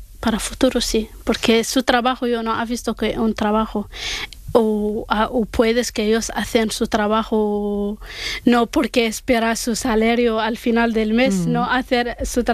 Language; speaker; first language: Spanish; non-native, learner; Arabic